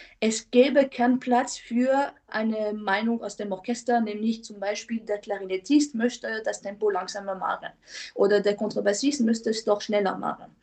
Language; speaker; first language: German; non-native, fluent; French